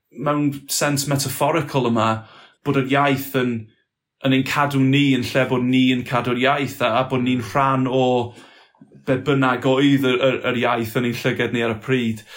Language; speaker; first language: Welsh; non-native, local second language; English